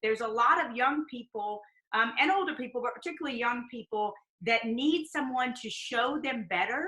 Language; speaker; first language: English; native; English